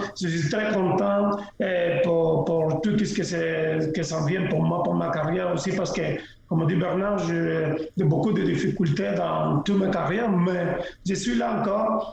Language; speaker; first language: French; non-native, local second language; Spanish